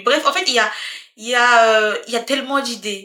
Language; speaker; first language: French; native; French